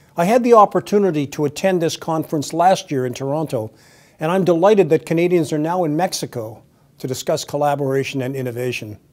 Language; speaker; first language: English; native; English